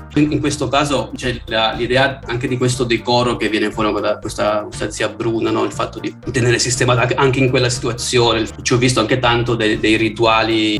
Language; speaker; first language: Italian; native; Italian